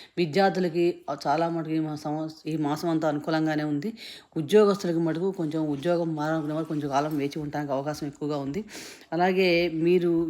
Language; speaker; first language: Telugu; native; Telugu